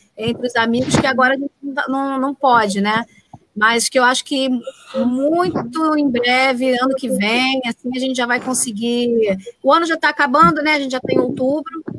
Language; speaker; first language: Portuguese; native; Portuguese